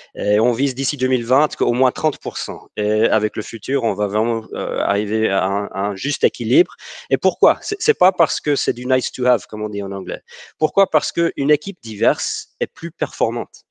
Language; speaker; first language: French; non-native, fluent; English